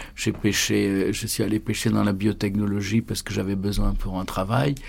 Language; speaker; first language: French; native; French